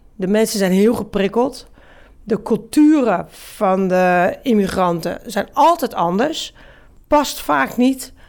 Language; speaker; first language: Dutch; native; Dutch